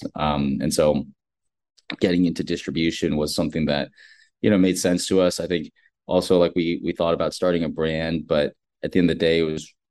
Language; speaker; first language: English; native; English